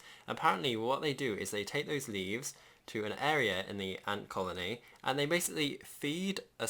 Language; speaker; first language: English; native; English